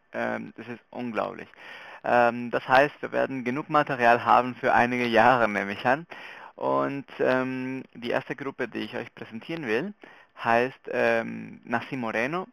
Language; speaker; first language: German; non-native, fluent; Spanish